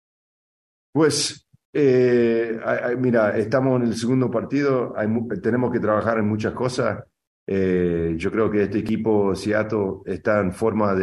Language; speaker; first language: Spanish; early bilingual, other home language; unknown